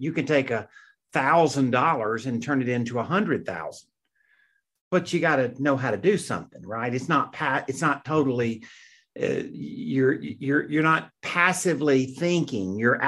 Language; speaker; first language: English; native; English